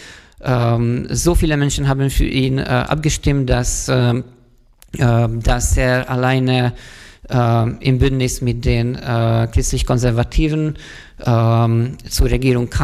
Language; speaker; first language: German; non-native, fluent; Hungarian